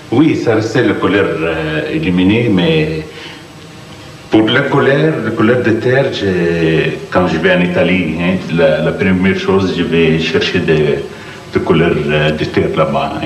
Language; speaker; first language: French; non-native, fluent; Arabic